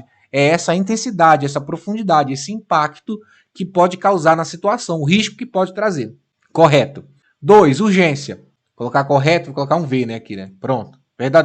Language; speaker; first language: Portuguese; native; Portuguese